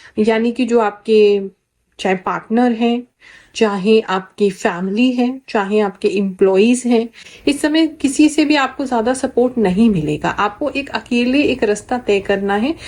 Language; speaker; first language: Hindi; native; Hindi